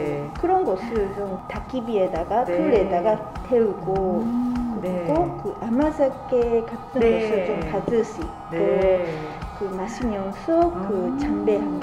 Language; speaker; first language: Korean; non-native, fluent; Japanese